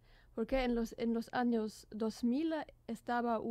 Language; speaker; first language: Spanish; non-native, learner; German